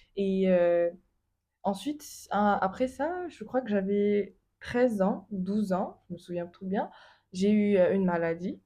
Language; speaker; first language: French; non-native, local second language; Lingala